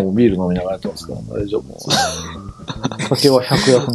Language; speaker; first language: Japanese; native; Japanese